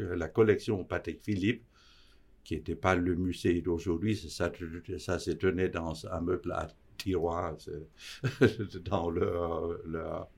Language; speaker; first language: French; non-native, fluent; Danish